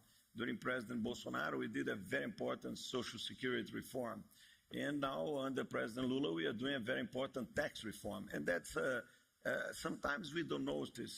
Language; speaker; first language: English; non-native, fluent; Portuguese